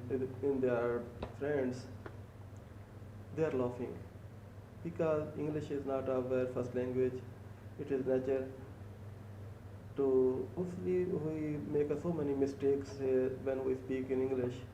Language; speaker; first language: English; non-native, learner; Urdu